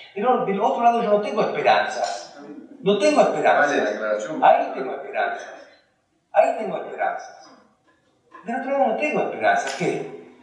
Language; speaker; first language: Spanish; early bilingual, other home language; Hungarian